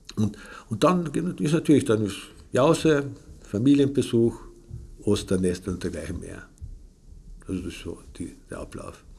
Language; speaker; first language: German; native; German